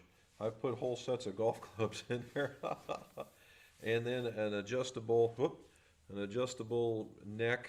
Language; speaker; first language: English; native; English